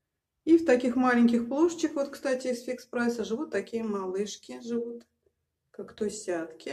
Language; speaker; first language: Russian; native; Russian